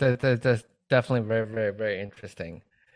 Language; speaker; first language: English; non-native, local second language; Chinese